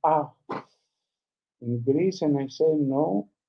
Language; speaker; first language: English; non-native, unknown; Greek